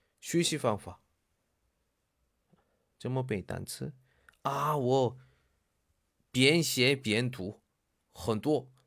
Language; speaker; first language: Chinese; non-native, learner; Korean